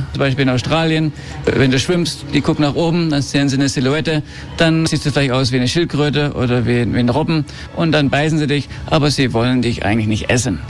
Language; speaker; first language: German; early bilingual, heritage; German